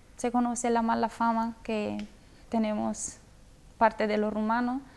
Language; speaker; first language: Spanish; non-native, fluent; Romanian